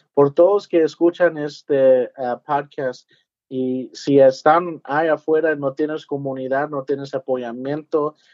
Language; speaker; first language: Spanish; early bilingual, heritage; Spanish